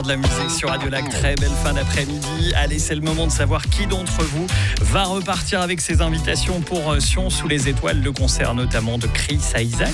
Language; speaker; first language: French; native; French